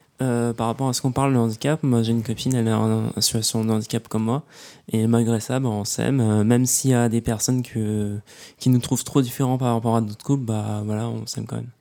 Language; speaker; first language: French; native; French